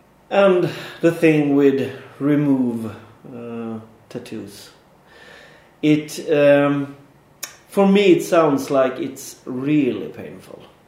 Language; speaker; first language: English; non-native, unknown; Swedish